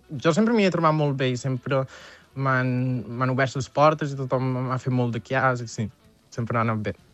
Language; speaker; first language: Catalan; native; Catalan